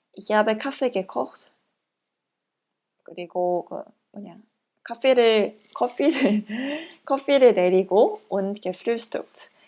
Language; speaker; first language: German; non-native, learner; Korean